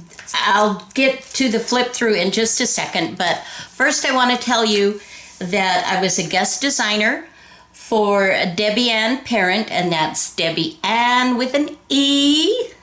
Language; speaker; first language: English; native; English